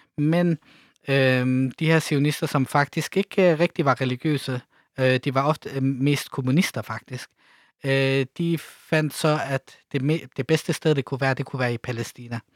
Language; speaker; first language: Danish; early bilingual, other home language; Arabic